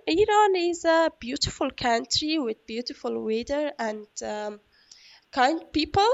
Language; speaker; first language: English; non-native, learner; Persian